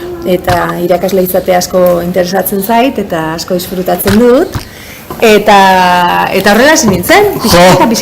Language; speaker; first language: Basque; non-native, local second language; Spanish